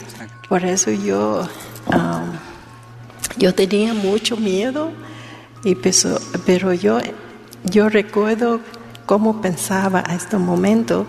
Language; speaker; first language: Spanish; non-native, learner; Vietnamese